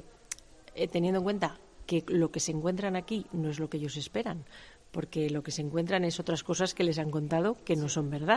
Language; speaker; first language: Spanish; native; Spanish